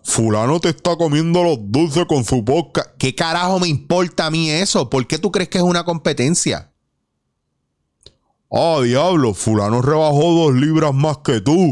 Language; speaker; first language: Spanish; native; Spanish